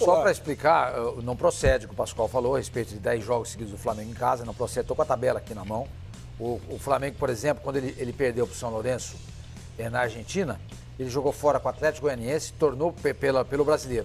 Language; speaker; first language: Portuguese; native; Portuguese